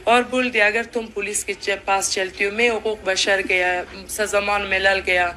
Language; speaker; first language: Hindi; non-native, learner; Persian